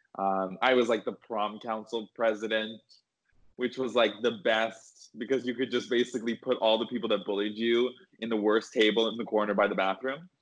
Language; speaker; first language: English; native; English